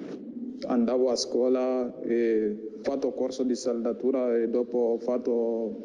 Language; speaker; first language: Italian; non-native, learner; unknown